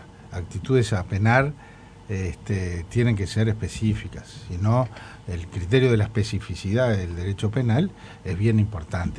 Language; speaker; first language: Spanish; native; Spanish